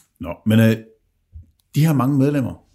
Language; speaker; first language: Danish; native; Danish